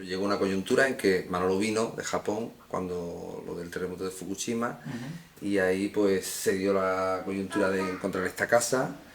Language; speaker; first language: Spanish; native; Spanish